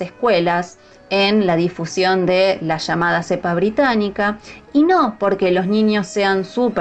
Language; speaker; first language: Spanish; native; Spanish